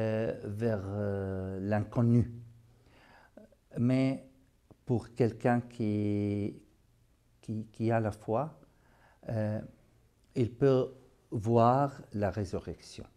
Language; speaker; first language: French; non-native, local second language; Arabic